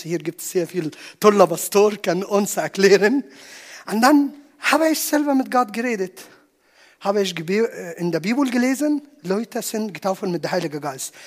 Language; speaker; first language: German; non-native, learner; Arabic